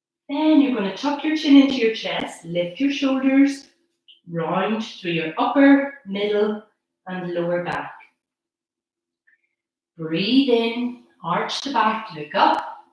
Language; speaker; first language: English; native; English